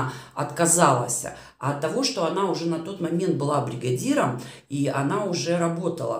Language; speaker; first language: Russian; native; Russian